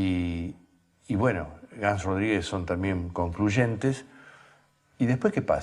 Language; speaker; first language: Spanish; native; Spanish